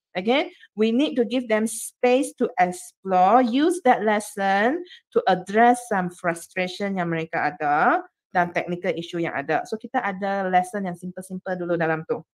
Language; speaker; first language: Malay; non-native, local second language; Chinese